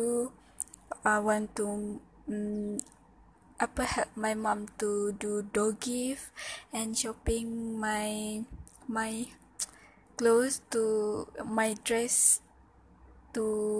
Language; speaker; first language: English; non-native, local second language; Malay